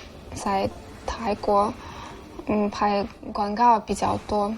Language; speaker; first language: Chinese; non-native, fluent; Russian